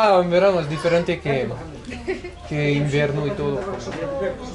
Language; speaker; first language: Spanish; non-native, learner; French